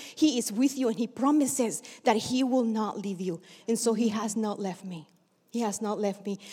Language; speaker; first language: English; early bilingual, other home language; Spanish